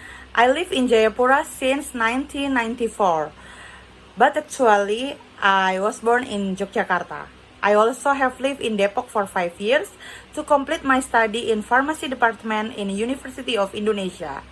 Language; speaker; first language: English; non-native, learner; Indonesian